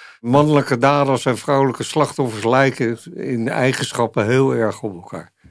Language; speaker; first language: Dutch; native; Dutch